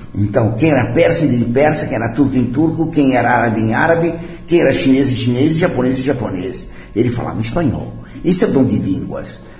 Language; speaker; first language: Portuguese; early bilingual, other home language; Italian